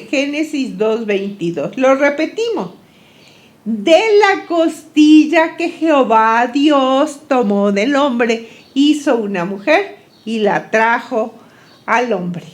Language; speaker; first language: Spanish; native; Spanish